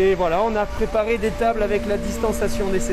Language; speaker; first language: French; native; French